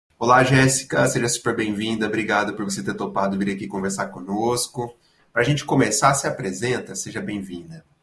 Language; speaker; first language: Portuguese; native; Portuguese